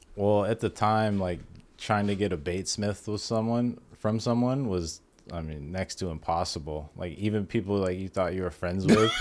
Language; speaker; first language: English; native; English